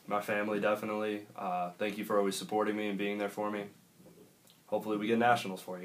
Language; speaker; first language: English; native; English